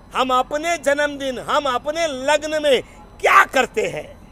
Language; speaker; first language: Hindi; non-native, local second language; Gujarati